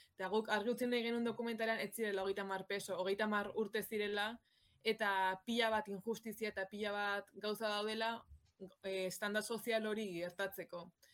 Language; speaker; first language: Basque; native; Basque